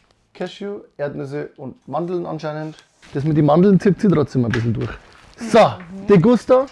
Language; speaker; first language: German; native; German